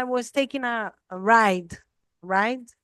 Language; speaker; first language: English; non-native, fluent; Portuguese